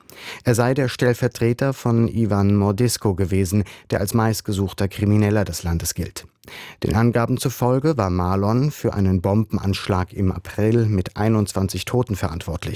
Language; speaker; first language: German; native; German